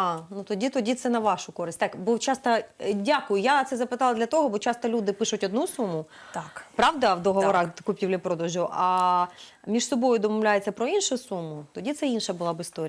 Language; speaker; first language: Ukrainian; native; Ukrainian